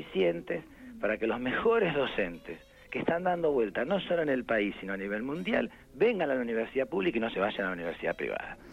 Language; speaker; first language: Spanish; native; Spanish